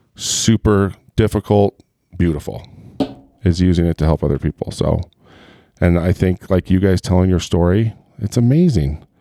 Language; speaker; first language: English; native; English